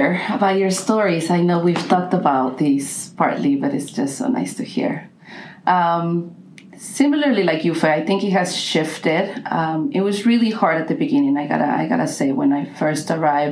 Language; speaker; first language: English; non-native, fluent; Spanish